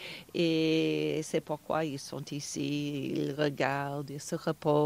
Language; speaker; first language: French; non-native, fluent; English